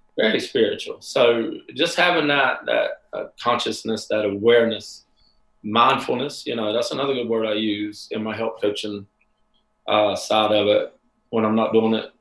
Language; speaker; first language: English; native; English